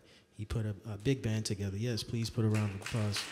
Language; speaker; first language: English; native; English